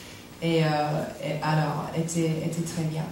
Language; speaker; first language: French; non-native, learner; English